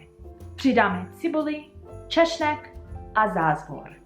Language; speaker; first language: Czech; non-native, learner; English